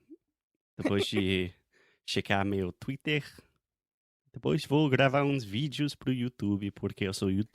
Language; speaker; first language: Portuguese; non-native, fluent; English